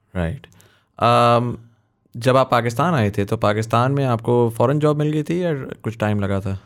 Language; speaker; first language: Urdu; native; Urdu